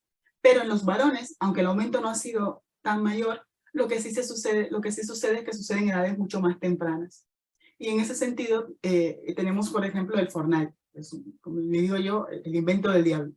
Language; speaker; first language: Spanish; native; Spanish